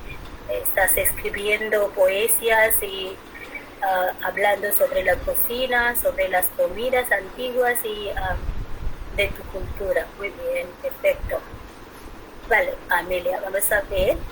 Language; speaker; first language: Spanish; non-native, fluent; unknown